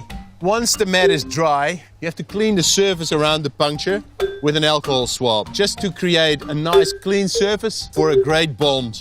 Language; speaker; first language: English; native; English